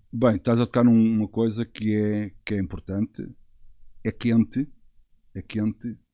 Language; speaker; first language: Portuguese; native; Portuguese